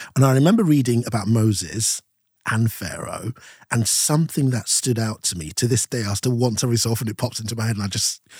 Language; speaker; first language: English; non-native, local second language; Yoruba